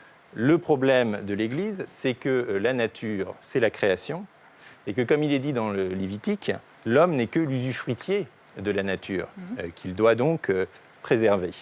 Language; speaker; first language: French; native; French